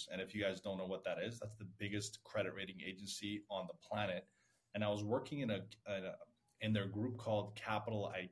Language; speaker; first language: English; early bilingual, other home language; Persian